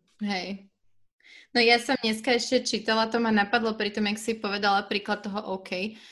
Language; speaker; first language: Slovak; native; Slovak